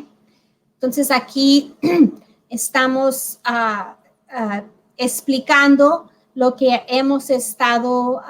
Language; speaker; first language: Spanish; early bilingual, heritage; Spanish